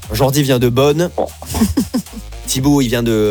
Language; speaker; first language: French; native; French